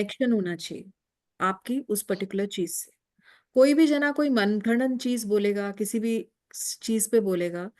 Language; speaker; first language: Hindi; native; Hindi